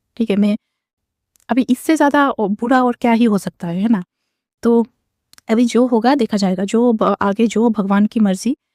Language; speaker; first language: Hindi; non-native, local second language; Bangla